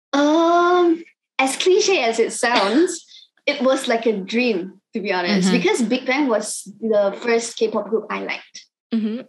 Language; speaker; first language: English; non-native, local second language; Cantonese